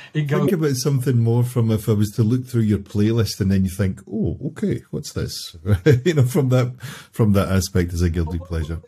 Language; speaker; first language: English; native; English